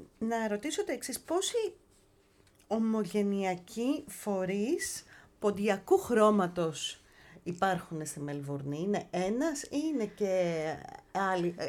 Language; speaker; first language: Greek; native; Greek